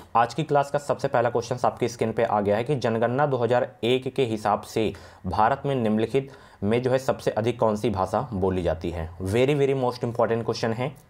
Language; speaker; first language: Hindi; native; Hindi